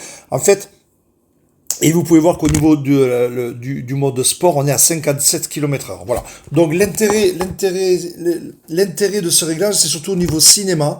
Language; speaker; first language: French; native; French